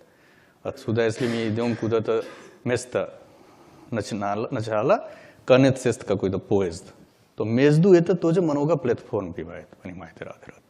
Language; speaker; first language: Russian; non-native, learner; Hindi